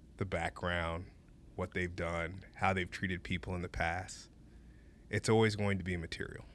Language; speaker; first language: English; native; English